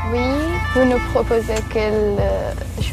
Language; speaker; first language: French; non-native, learner; Persian